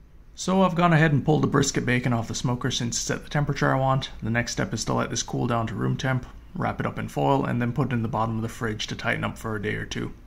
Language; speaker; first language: English; native; English